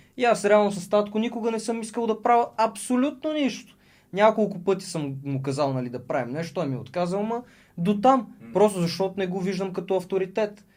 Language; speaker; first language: Bulgarian; early bilingual, other home language; Russian